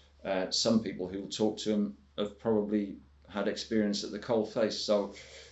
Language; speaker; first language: English; native; English